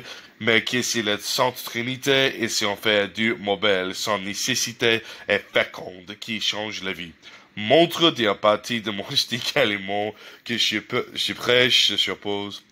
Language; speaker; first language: French; non-native, learner; English